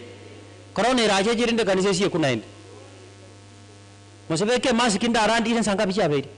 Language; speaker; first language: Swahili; non-native, local second language; Gusii